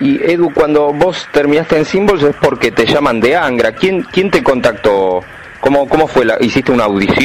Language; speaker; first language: Spanish; native; Spanish